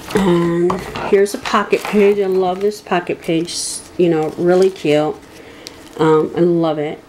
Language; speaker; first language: English; native; English